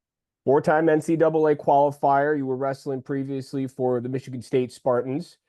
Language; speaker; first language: English; native; English